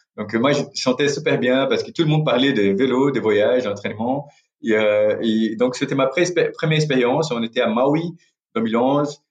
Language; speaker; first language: French; non-native, fluent; Portuguese